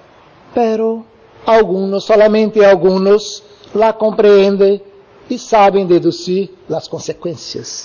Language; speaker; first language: Spanish; non-native, learner; Portuguese